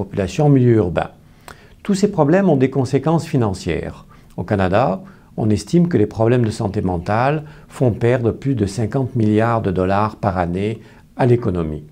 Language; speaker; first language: French; native; French